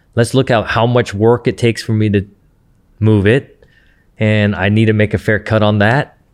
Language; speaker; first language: English; native; English